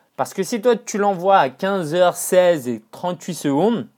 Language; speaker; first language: French; non-native, fluent; Chinese